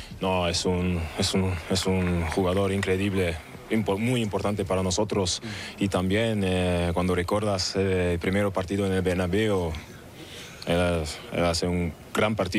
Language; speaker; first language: Spanish; non-native, learner; German